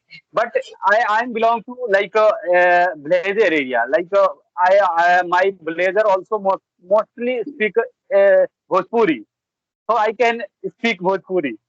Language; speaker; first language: English; non-native, learner; Bhojpuri